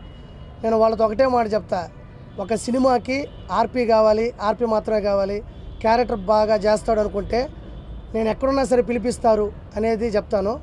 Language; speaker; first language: Telugu; native; Telugu